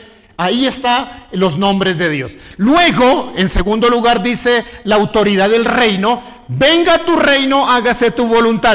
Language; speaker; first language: Spanish; native; Spanish